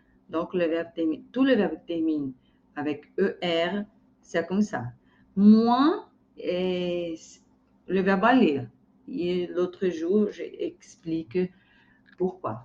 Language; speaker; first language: French; non-native, fluent; Portuguese